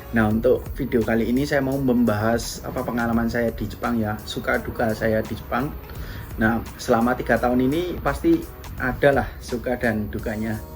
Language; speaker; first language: Indonesian; non-native, local second language; Javanese